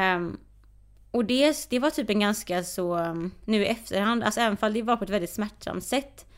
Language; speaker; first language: Swedish; early bilingual, other home language; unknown